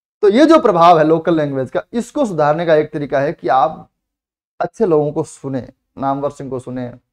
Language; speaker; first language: Hindi; native; Hindi